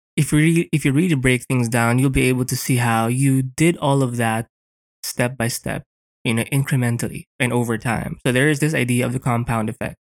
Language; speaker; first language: English; non-native, local second language; Filipino